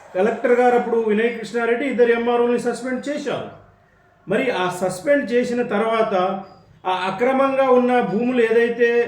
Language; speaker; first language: Telugu; native; Telugu